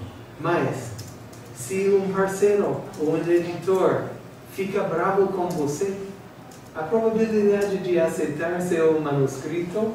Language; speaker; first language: Portuguese; non-native, fluent; English